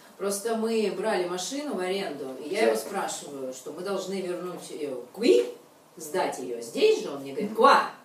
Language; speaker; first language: Russian; native; Russian